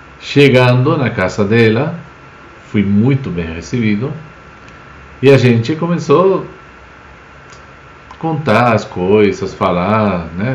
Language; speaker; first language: Portuguese; non-native, fluent; Spanish